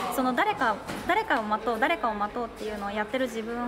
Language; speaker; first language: Japanese; native; Japanese